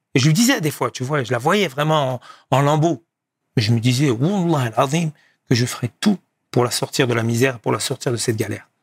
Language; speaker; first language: French; native; French